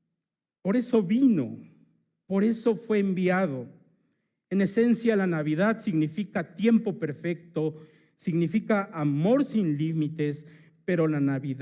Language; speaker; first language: Spanish; native; Spanish